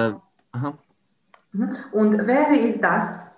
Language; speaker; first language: German; non-native, learner; Serbian